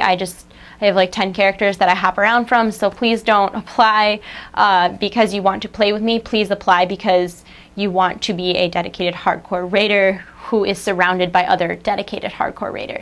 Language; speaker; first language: English; native; English